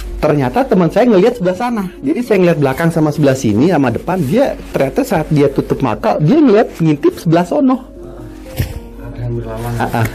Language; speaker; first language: Indonesian; native; Indonesian